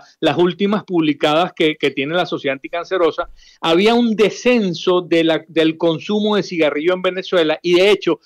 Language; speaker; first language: Spanish; native; Spanish